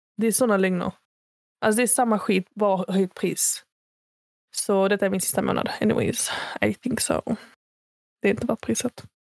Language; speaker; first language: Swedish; native; Swedish